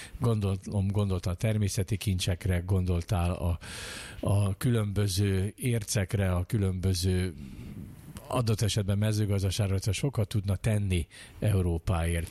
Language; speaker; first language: Hungarian; native; Hungarian